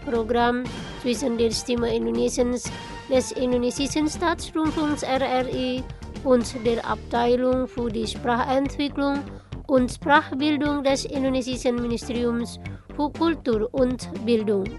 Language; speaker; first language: German; non-native, fluent; Indonesian